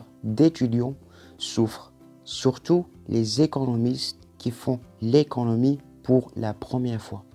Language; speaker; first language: French; non-native, local second language; Arabic